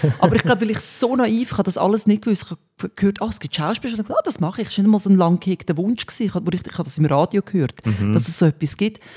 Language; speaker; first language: German; early bilingual, other home language; Swiss German